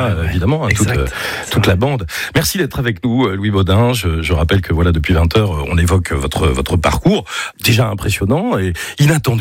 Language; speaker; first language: French; native; French